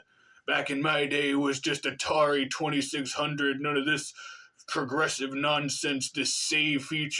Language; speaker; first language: English; native; English